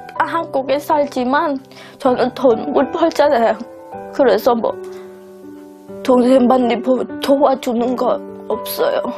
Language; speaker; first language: Korean; non-native, learner; Khmer